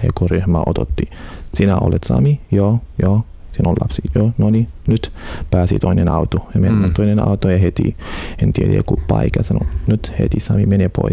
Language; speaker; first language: Finnish; non-native, learner; Arabic